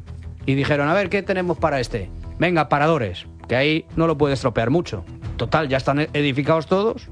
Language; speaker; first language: Spanish; native; Spanish